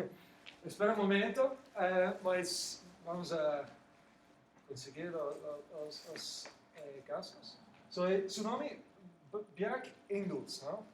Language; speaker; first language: Portuguese; non-native, learner; English